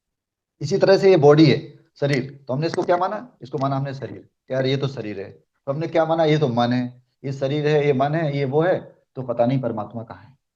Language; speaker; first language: Hindi; native; Hindi